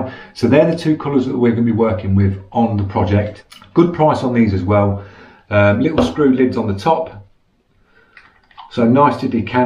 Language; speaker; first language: English; native; English